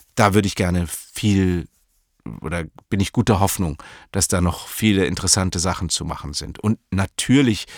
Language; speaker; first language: German; native; German